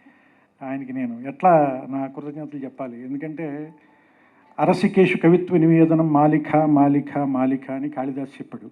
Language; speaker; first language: Telugu; native; Telugu